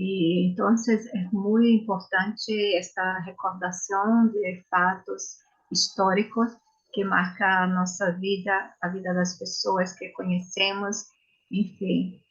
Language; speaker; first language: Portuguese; non-native, learner; Italian